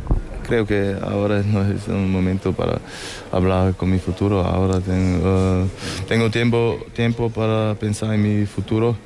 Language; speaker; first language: Spanish; non-native, fluent; German